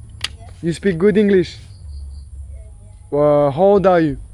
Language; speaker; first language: English; non-native, learner; French